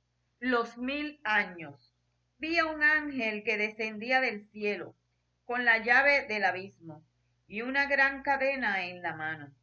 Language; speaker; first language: Spanish; native; Spanish